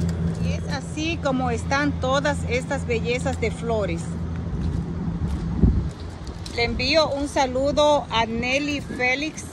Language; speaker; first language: Spanish; native; Spanish